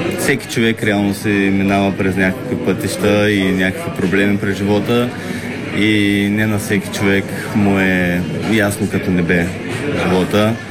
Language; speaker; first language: Bulgarian; native; Bulgarian